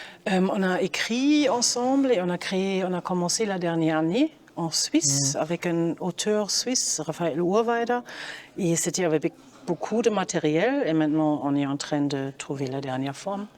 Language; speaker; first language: French; non-native, fluent; German